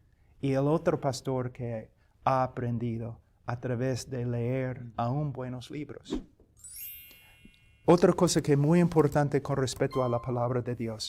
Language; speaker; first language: Spanish; non-native, fluent; English